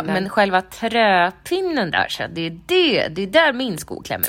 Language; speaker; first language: Swedish; native; Swedish